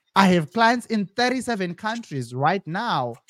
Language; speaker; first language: English; non-native, local second language; Shona